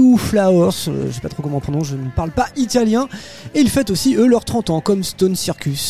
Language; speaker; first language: French; native; French